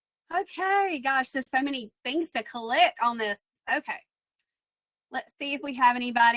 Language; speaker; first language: English; native; English